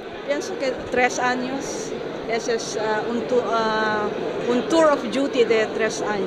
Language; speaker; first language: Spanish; non-native, fluent; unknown